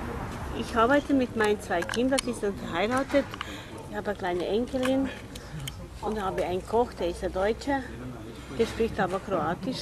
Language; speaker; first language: German; non-native, fluent; Croatian